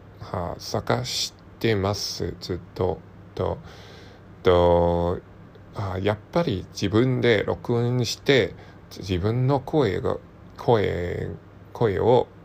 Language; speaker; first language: Japanese; non-native, learner; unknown